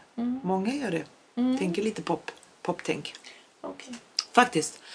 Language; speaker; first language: Swedish; non-native, local second language; Polish